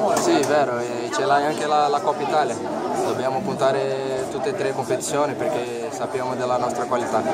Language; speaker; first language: Italian; non-native, fluent; Portuguese